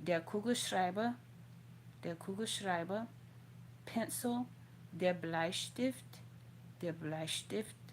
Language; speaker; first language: German; non-native, learner; English